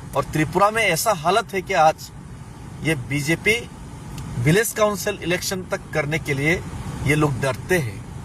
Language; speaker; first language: Hindi; non-native, local second language; Kok Borok